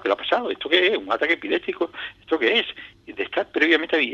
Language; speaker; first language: Spanish; native; Spanish